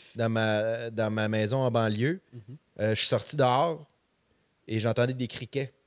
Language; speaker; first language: French; native; French